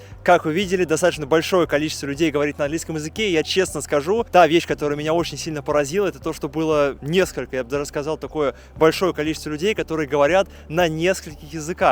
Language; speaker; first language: Russian; native; Russian